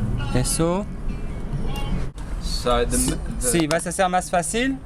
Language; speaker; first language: Spanish; non-native, learner; French